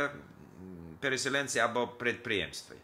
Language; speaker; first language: Ukrainian; non-native, learner; English